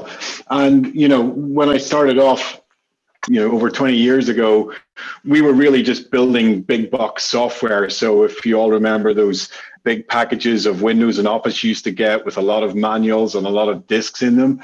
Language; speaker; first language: English; native; English